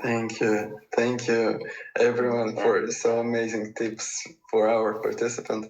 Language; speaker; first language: English; non-native, fluent; Russian